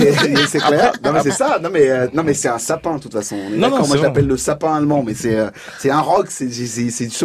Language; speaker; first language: French; native; French